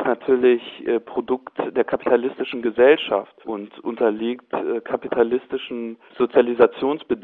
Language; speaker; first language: German; native; German